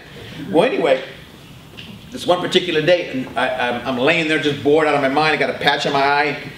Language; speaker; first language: English; native; English